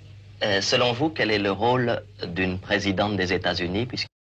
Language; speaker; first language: French; native; French